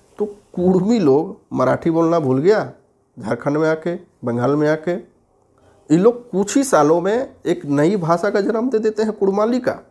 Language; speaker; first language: Hindi; native; Hindi